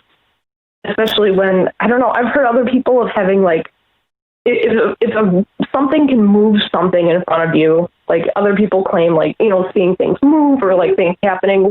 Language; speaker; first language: English; native; English